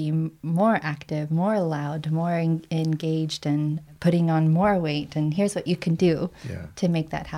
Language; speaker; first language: English; native; English